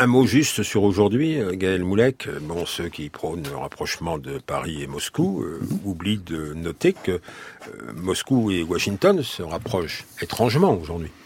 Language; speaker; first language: French; native; French